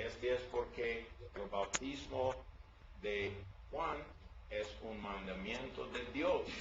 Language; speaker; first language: Spanish; non-native, learner; English